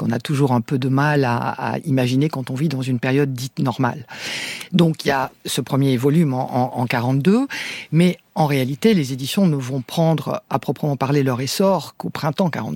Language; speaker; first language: French; native; French